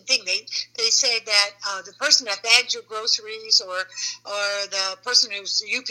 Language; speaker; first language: English; native; English